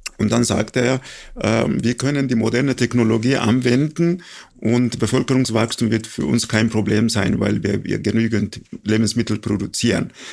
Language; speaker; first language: German; non-native, fluent; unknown